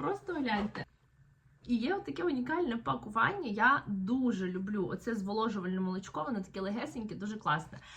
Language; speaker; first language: Ukrainian; native; Ukrainian